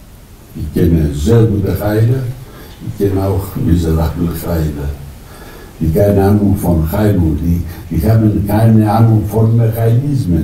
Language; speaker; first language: German; non-native, fluent; Greek